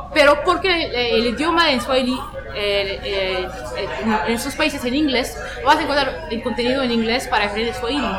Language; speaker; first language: Spanish; non-native, fluent; French